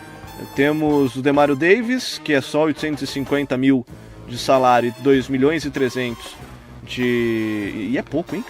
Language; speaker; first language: Portuguese; native; Portuguese